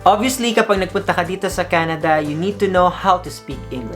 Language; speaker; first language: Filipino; native; Filipino